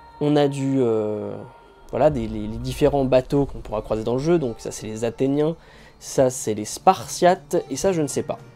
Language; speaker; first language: French; native; French